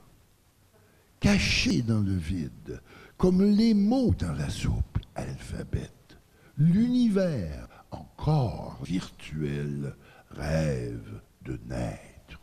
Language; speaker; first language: French; native; French